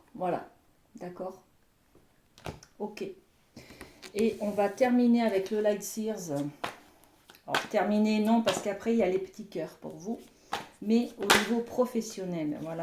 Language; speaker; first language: French; native; French